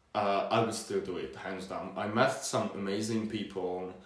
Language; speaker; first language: English; non-native, fluent; Hungarian